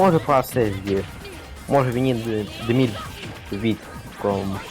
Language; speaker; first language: French; non-native, learner; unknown